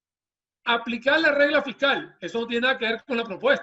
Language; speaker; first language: Spanish; native; Spanish